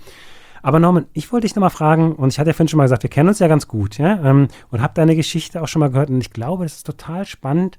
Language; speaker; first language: German; native; German